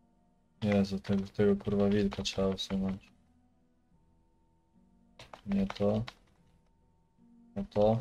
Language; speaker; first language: Polish; native; Polish